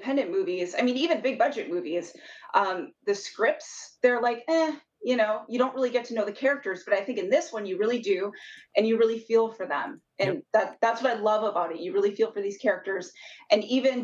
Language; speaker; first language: English; native; English